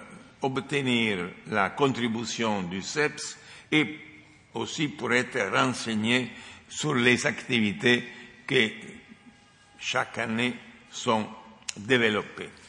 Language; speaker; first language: French; non-native, fluent; Italian